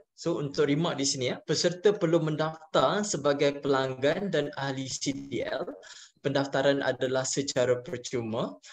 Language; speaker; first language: Malay; native; Malay